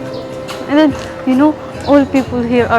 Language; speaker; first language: English; non-native, learner; Filipino